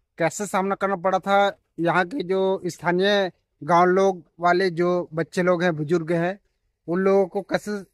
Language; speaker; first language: Hindi; native; Hindi